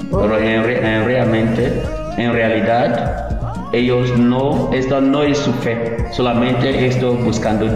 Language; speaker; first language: Spanish; non-native, learner; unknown